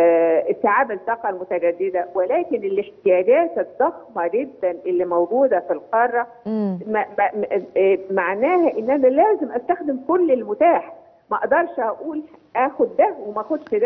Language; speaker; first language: Arabic; native; Arabic